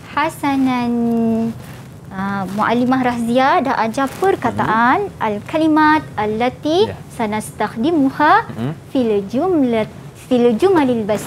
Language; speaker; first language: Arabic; non-native, fluent; Malay